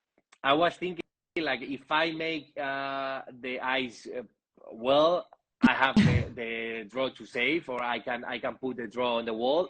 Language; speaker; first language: English; non-native, learner; Spanish